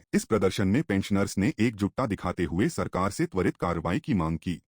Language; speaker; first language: Hindi; native; Hindi